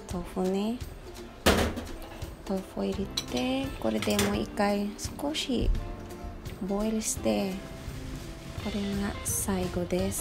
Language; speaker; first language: Japanese; non-native, fluent; Filipino